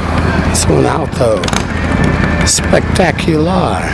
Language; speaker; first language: Spanish; non-native, fluent; English